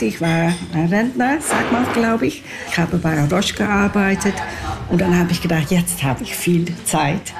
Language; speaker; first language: German; non-native, fluent; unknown